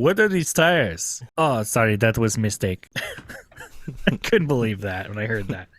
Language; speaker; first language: English; native; English